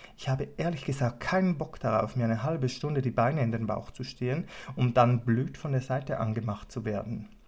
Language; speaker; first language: German; native; German